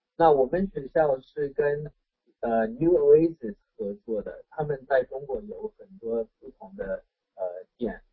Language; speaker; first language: Chinese; non-native, fluent; English